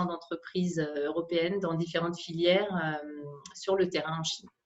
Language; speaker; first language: French; native; French